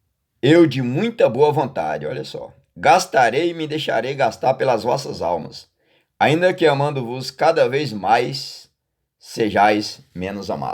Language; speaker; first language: Portuguese; native; Portuguese